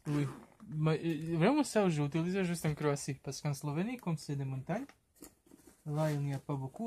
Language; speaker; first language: French; non-native, learner; Croatian